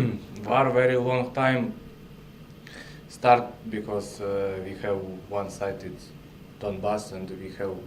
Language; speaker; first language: English; non-native, learner; Russian